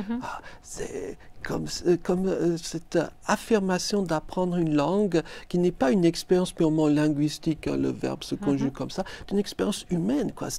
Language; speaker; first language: French; native; French